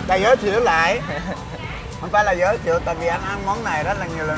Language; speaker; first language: Vietnamese; non-native, fluent; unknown